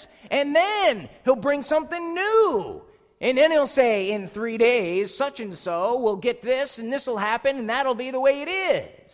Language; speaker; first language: English; native; English